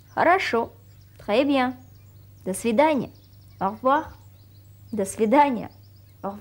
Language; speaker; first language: French; non-native, fluent; Russian